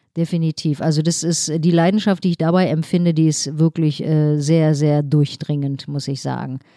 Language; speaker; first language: German; early bilingual, other home language; Turkish